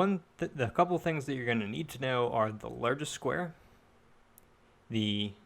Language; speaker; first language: English; native; English